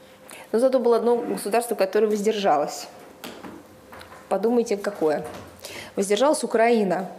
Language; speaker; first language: Russian; native; Russian